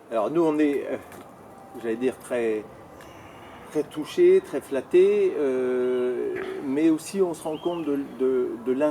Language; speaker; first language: French; native; French